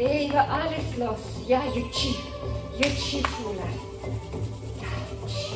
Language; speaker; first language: Dutch; non-native, learner; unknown